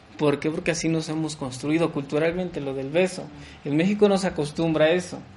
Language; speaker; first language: Spanish; early bilingual, heritage; French